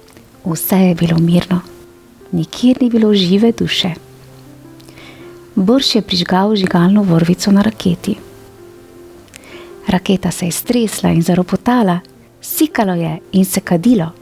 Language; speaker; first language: Slovenian; native; Slovenian